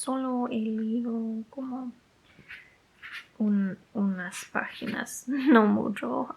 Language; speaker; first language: Spanish; non-native, fluent; English